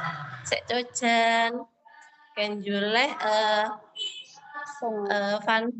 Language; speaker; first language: Cantonese; non-native, learner; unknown